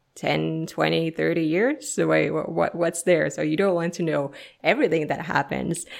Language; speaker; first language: English; non-native, fluent; Finnish